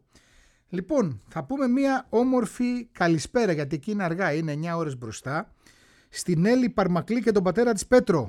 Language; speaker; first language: Greek; native; Greek